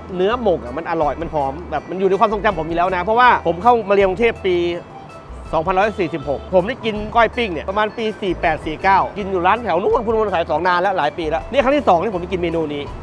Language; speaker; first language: Thai; native; Thai